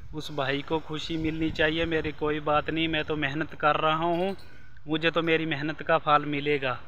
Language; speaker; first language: Hindi; native; Hindi